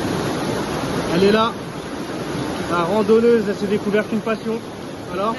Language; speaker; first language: French; native; French